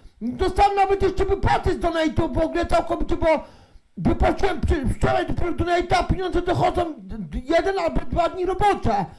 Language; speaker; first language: Polish; native; Polish